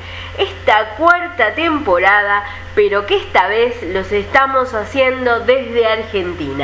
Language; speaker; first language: Spanish; native; Spanish